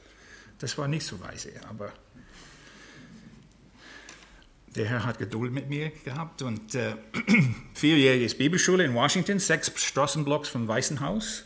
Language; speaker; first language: German; non-native, fluent; English